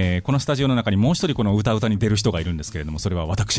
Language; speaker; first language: Japanese; native; Japanese